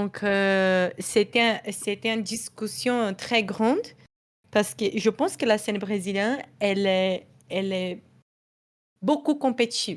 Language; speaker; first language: French; non-native, fluent; Portuguese